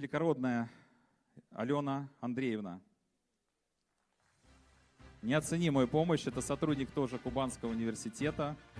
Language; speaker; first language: Russian; native; Russian